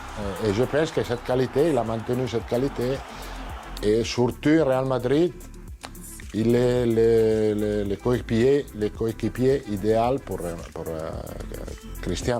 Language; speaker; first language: French; non-native, fluent; Italian